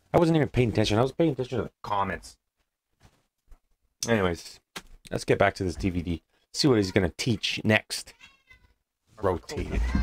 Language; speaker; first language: English; early bilingual, other home language; Spanish